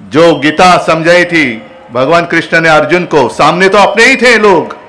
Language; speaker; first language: Hindi; non-native, local second language; Marathi